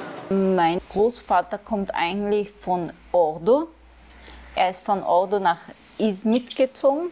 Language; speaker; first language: German; early bilingual, other home language; Turkish